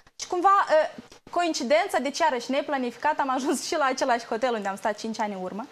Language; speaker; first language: Romanian; native; Romanian